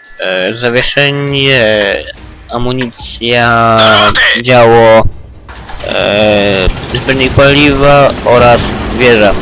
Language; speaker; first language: Polish; native; Polish